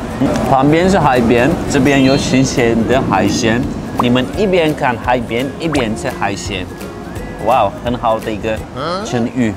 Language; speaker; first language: Chinese; non-native, fluent; Turkish